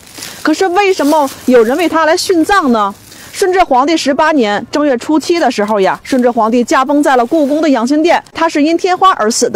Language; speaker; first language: Chinese; native; Chinese